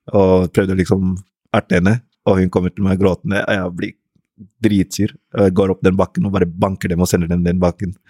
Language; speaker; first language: Norwegian; early bilingual, other home language; Rundi